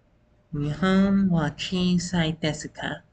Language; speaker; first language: Japanese; non-native, learner; English